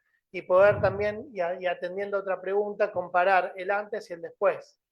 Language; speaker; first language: Spanish; native; Spanish